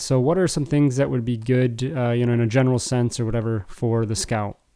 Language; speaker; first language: English; native; English